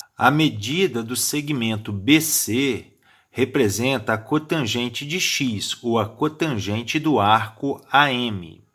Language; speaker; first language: Portuguese; native; Portuguese